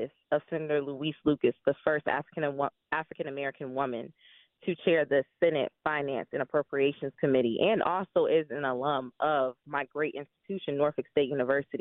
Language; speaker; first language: English; native; English